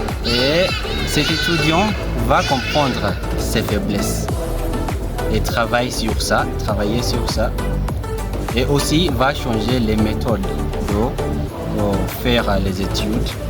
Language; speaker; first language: French; non-native, learner; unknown